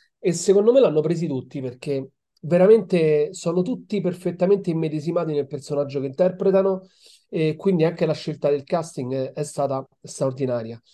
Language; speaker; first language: Italian; native; Italian